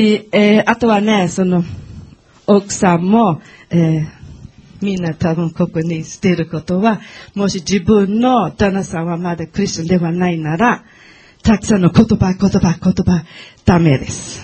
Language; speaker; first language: Japanese; non-native, learner; Portuguese